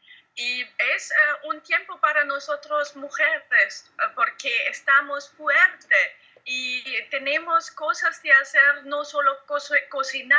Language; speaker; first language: Spanish; non-native, learner; German